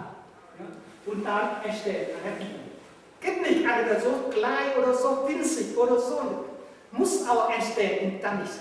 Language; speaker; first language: German; non-native, learner; Vietnamese